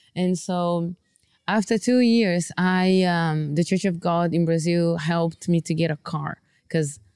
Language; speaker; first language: English; non-native, fluent; Portuguese